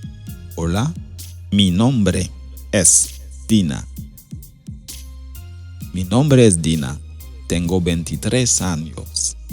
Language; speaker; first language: Spanish; non-native, fluent; Haitian Creole